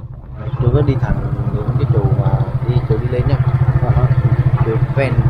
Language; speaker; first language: Vietnamese; native; Vietnamese